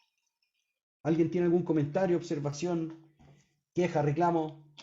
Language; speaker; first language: Spanish; native; Spanish